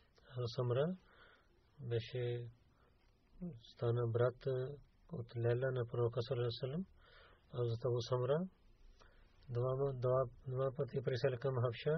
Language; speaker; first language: Bulgarian; non-native, learner; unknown